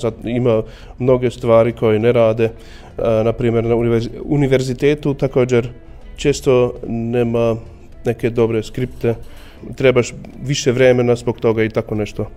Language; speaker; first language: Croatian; non-native, learner; German